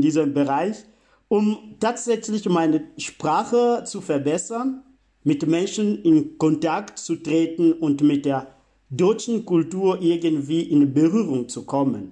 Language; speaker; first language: German; non-native, fluent; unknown